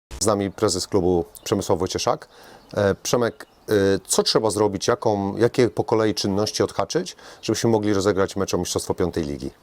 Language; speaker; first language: Polish; native; Polish